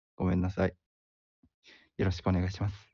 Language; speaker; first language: Japanese; native; Japanese